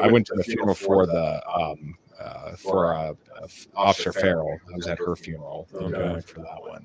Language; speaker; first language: English; native; English